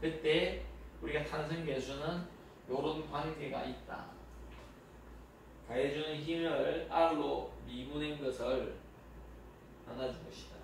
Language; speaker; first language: Korean; native; Korean